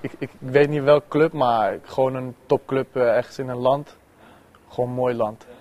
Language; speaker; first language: Dutch; early bilingual, other home language; Persian